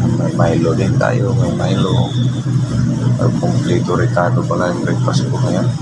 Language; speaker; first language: Filipino; non-native, local second language; Cebuano